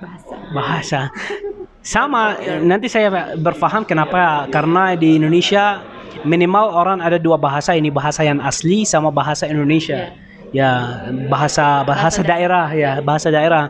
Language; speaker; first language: Indonesian; non-native, learner; Arabic